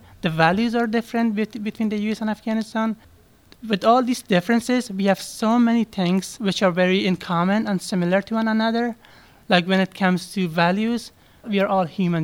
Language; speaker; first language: English; non-native, fluent; Persian